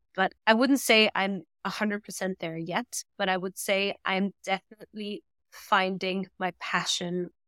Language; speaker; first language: English; non-native, fluent; German